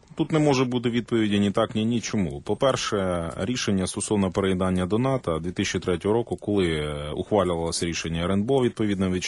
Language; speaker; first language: Ukrainian; native; Ukrainian